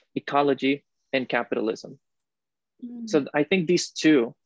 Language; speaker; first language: English; non-native, fluent; Spanish